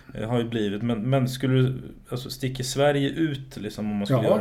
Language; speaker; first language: Swedish; native; Swedish